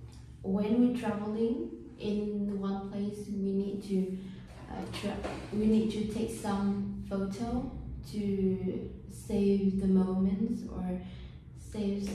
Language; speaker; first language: English; non-native, learner; Vietnamese